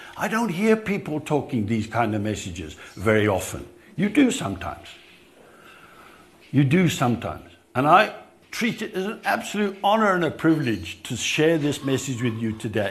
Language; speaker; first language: English; native; English